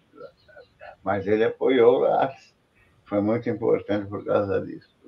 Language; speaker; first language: Portuguese; native; Portuguese